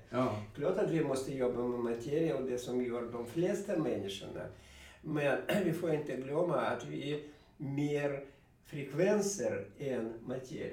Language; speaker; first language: Swedish; non-native, fluent; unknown